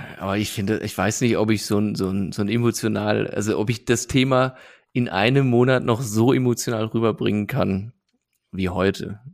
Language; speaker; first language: German; native; German